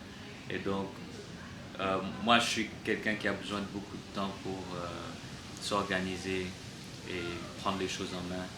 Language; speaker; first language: French; non-native, learner; English